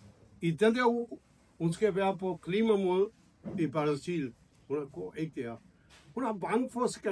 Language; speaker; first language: Danish; non-native, learner; Urdu